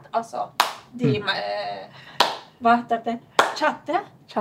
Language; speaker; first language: Norwegian; non-native, learner; Arabic